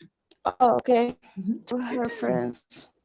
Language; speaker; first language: English; non-native, learner; Spanish